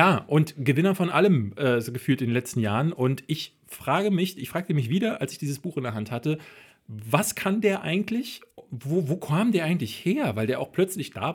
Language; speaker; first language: German; native; German